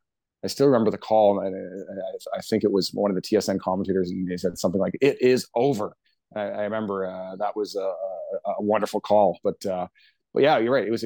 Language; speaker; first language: English; native; English